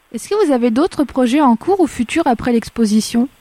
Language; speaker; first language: French; native; French